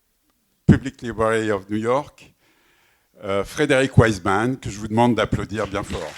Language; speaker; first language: French; native; French